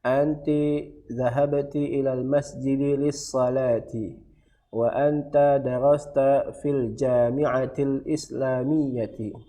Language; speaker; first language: Arabic; non-native, fluent; Indonesian